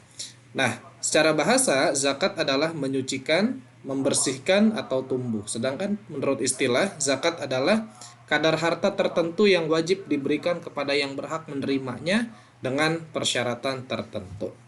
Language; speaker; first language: Indonesian; native; Indonesian